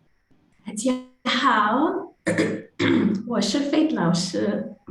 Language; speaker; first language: Chinese; non-native, fluent; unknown